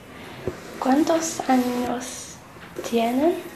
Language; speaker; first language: Spanish; non-native, learner; English